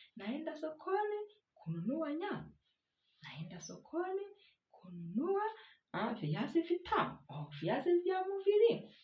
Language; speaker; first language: Swahili; non-native, local second language; Kinyarwanda